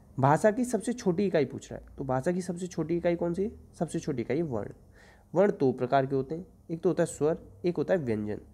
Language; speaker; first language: Hindi; native; Hindi